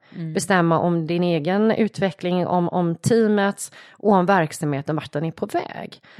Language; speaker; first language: Swedish; native; Swedish